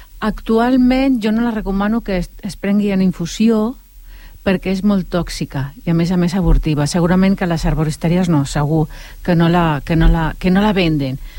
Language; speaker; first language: Catalan; non-native, local second language; Spanish